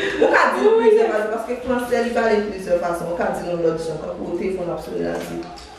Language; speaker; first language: French; non-native, learner; Haitian Creole